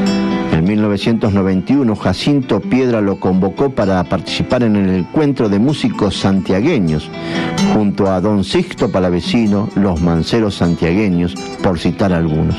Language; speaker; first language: Spanish; native; Spanish